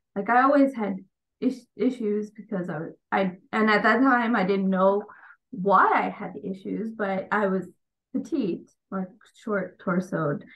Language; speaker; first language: English; early bilingual, other home language; Bangla